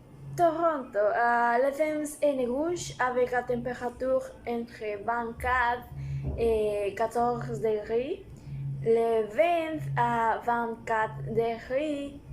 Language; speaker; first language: French; non-native, learner; Spanish